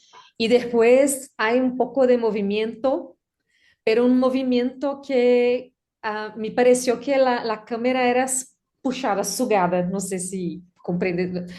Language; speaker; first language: Spanish; non-native, learner; Portuguese